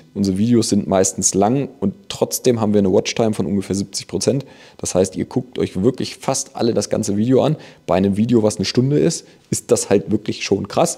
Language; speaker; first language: German; native; German